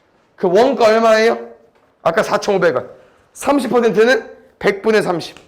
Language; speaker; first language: Korean; native; Korean